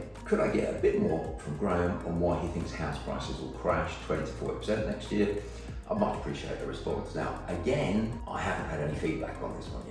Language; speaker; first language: English; native; English